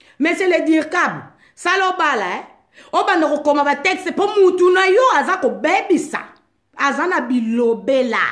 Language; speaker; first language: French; non-native, local second language; Lingala